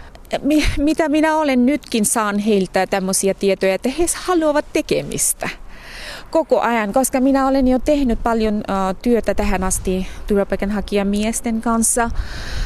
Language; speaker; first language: Finnish; non-native, fluent; Bangla